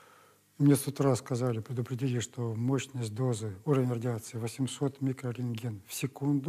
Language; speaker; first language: Russian; native; Russian